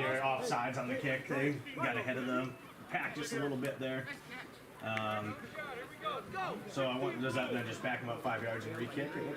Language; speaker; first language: English; native; English